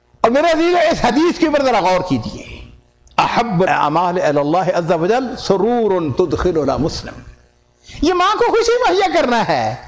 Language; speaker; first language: Urdu; non-native, local second language; Punjabi